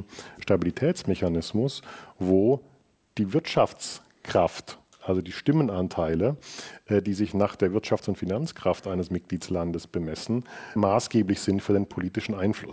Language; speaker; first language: German; native; German